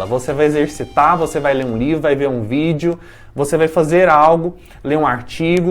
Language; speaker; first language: Portuguese; native; Portuguese